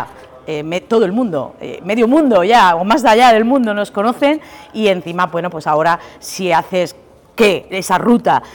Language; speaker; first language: Spanish; native; Spanish